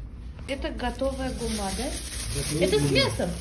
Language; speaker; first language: Russian; native; Russian